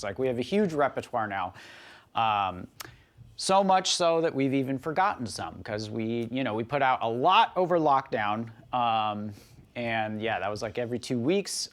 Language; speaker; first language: English; native; English